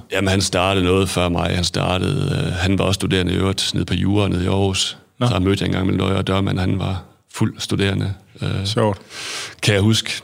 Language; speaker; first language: Danish; native; Danish